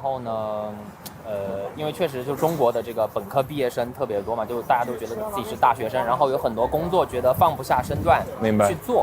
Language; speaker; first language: Chinese; native; Chinese